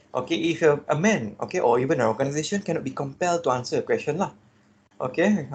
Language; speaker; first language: English; non-native, local second language; Malay